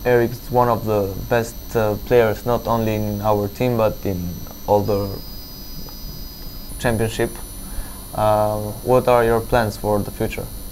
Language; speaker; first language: English; non-native, learner; Albanian